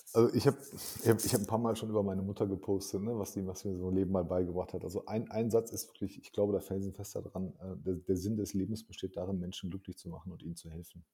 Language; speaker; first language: German; native; German